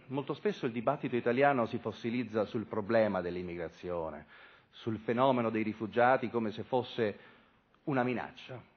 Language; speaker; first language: Italian; native; Italian